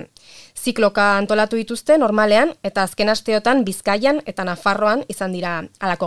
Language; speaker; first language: Basque; native; Basque